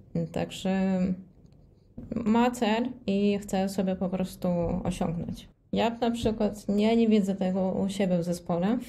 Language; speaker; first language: Polish; non-native, fluent; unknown